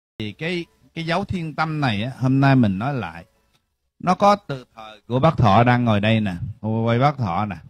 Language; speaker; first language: Vietnamese; early bilingual, heritage; Vietnamese